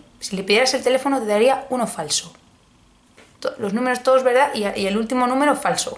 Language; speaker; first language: Spanish; native; Spanish